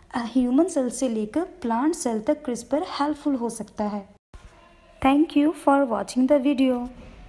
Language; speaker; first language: Hindi; non-native, local second language; Punjabi